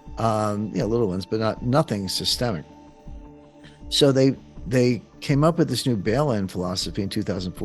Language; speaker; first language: English; native; English